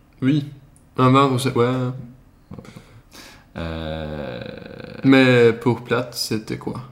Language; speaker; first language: French; non-native, learner; Swedish